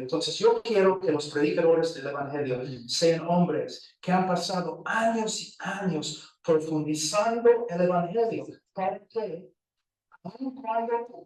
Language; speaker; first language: Spanish; non-native, fluent; English